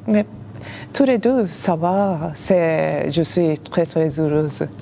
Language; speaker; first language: French; non-native, learner; Japanese